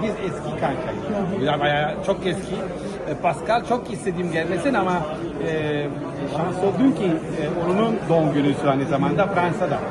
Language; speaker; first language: Turkish; non-native, fluent; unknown